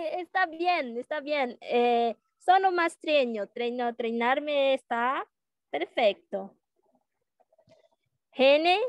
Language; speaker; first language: Spanish; non-native, learner; Portuguese